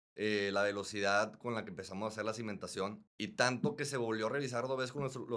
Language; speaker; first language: Spanish; native; Spanish